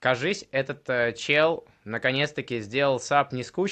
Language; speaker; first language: Russian; native; Russian